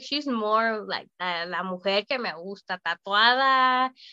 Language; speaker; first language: Spanish; early bilingual, heritage; Spanish